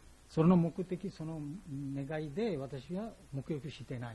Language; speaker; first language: Japanese; non-native, learner; Bangla